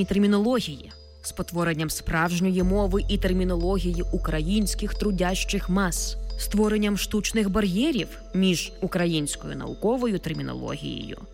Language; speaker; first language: Ukrainian; native; Ukrainian